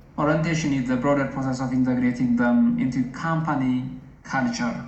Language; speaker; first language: English; non-native, local second language; Amharic